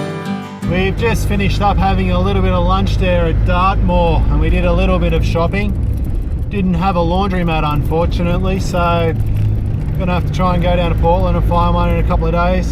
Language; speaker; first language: English; native; English